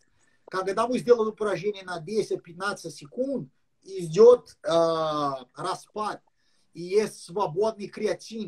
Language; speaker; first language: Russian; non-native, learner; English